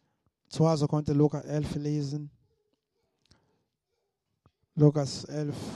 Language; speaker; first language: German; non-native, fluent; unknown